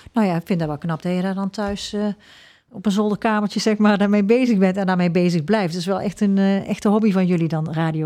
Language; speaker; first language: Dutch; native; Dutch